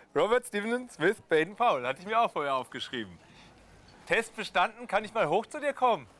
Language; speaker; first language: German; native; German